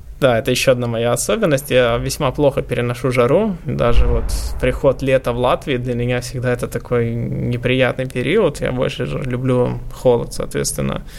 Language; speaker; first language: Russian; native; Russian